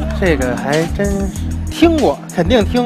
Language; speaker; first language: Chinese; native; Chinese